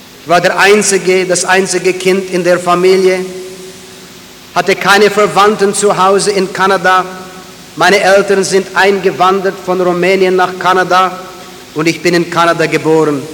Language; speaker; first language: German; early bilingual, heritage; German